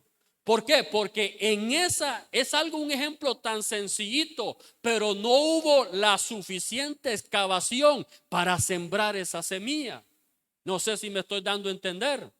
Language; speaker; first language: Spanish; native; Spanish